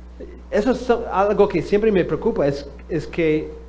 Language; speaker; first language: Spanish; non-native, fluent; English